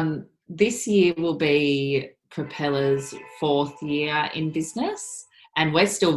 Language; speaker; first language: English; native; English